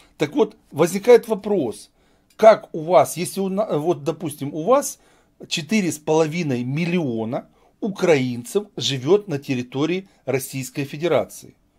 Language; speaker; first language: Russian; native; Russian